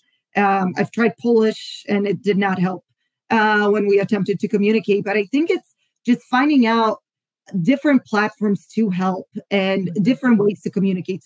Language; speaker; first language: English; non-native, fluent; Polish